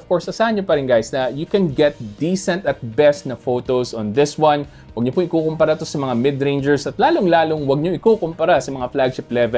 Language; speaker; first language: Filipino; native; Filipino